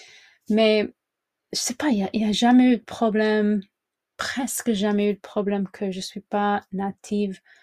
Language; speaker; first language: French; non-native, fluent; English